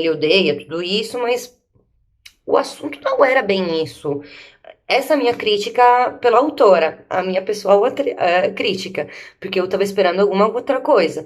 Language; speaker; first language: Portuguese; native; Portuguese